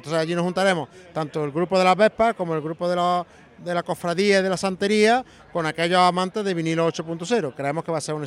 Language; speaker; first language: Spanish; native; Spanish